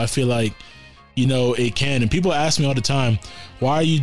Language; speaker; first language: English; native; English